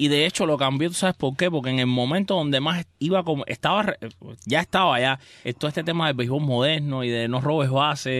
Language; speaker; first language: Spanish; native; Spanish